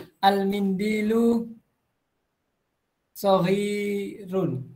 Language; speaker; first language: Arabic; non-native, learner; Indonesian